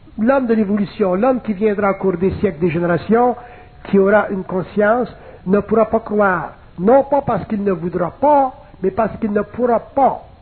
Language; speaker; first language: French; native; French